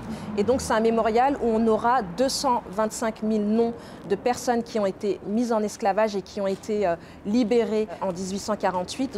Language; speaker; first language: French; native; French